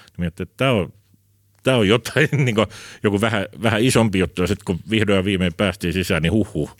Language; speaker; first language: Finnish; native; Finnish